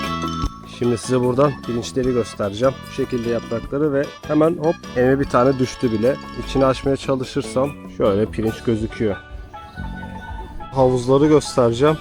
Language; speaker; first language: Turkish; native; Turkish